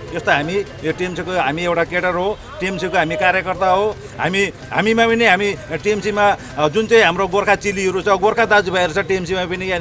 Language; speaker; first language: Nepali; native; Nepali